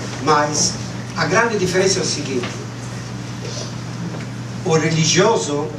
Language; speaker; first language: Portuguese; non-native, fluent; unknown